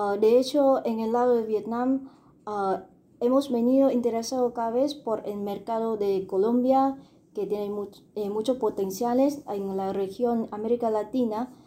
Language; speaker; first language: Spanish; non-native, fluent; Vietnamese